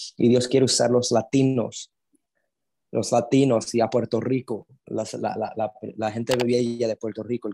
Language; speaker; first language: Spanish; early bilingual, heritage; Spanish